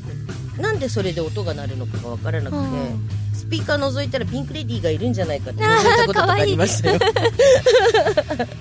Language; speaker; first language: Japanese; native; Japanese